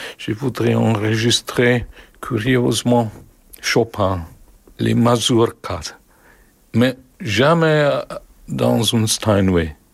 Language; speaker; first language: French; non-native, learner; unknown